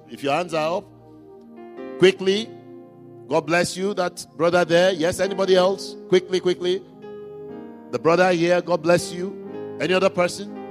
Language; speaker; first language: English; non-native, local second language; Igbo